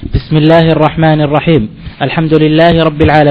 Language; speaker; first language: Arabic; native; Arabic